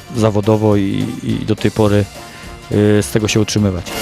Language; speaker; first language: Polish; native; Polish